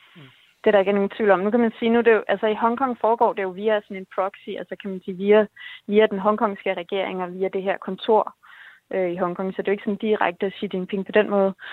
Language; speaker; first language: Danish; native; Danish